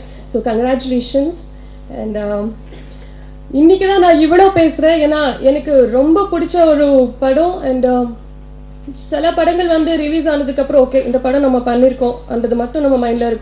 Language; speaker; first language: Tamil; non-native, local second language; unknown